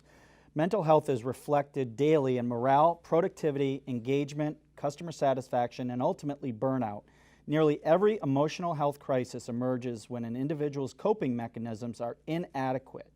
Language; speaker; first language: English; native; English